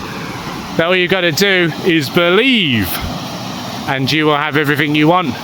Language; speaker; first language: English; native; English